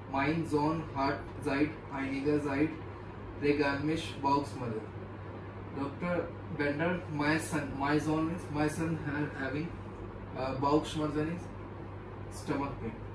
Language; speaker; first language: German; non-native, learner; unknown